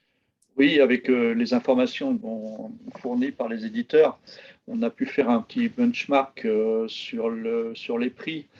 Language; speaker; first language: French; native; French